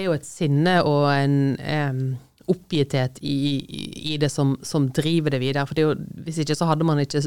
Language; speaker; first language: Norwegian; native; Norwegian